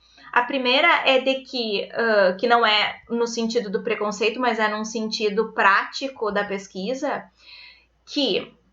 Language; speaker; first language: Portuguese; native; Portuguese